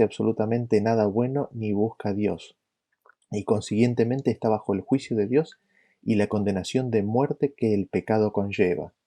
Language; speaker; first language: Spanish; native; Spanish